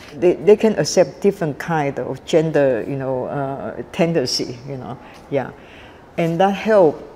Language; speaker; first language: English; non-native, learner; Chinese